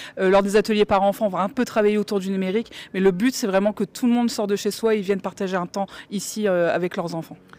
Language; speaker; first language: French; native; French